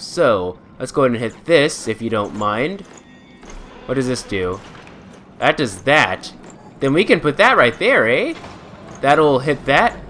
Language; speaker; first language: English; native; English